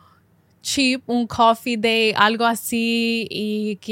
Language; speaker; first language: Spanish; early bilingual, heritage; Spanish